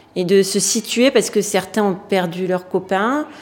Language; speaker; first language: French; native; French